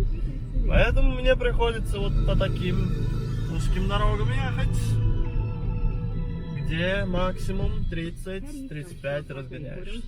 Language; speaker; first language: Russian; non-native, fluent; Turkmen